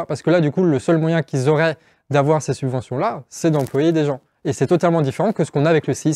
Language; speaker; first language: French; native; French